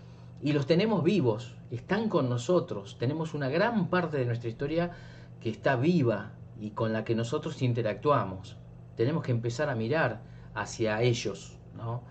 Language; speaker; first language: Spanish; native; Spanish